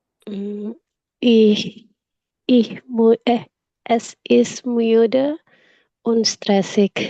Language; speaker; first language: German; non-native, learner; Indonesian